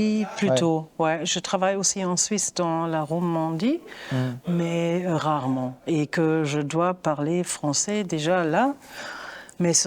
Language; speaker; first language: French; non-native, fluent; German